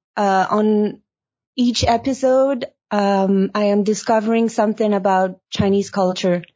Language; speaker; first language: English; early bilingual, heritage; Chinese